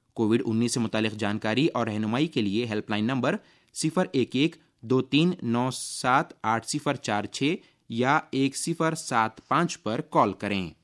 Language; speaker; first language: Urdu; native; Urdu